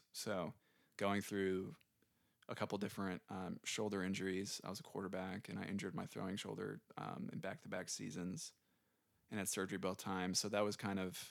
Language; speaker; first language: English; native; English